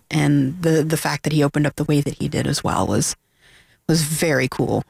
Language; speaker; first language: English; native; English